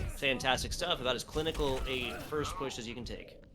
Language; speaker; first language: English; native; English